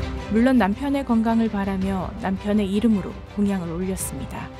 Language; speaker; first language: Korean; native; Korean